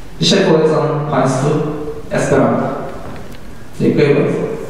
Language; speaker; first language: Polish; non-native, learner; Japanese